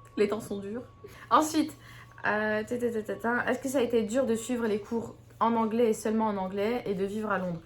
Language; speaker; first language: French; native; French